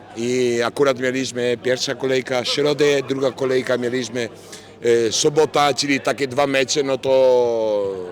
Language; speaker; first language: Polish; non-native, fluent; Italian